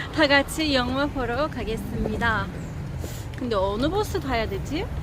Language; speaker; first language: Korean; non-native, learner; Turkish